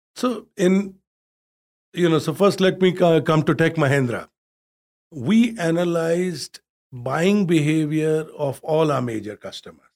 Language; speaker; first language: English; non-native, local second language; Hindi